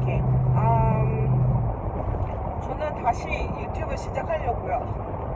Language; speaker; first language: Korean; non-native, fluent; Malay